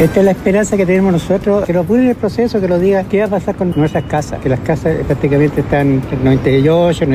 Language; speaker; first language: Spanish; native; Spanish